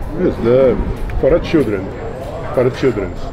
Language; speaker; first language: English; non-native, learner; Portuguese